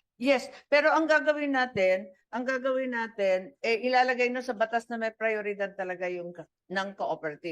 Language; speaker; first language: Filipino; native; Filipino